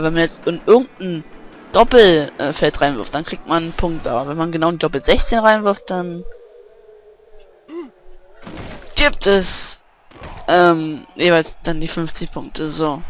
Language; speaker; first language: German; native; German